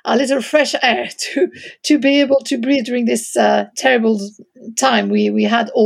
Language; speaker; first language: English; non-native, fluent; French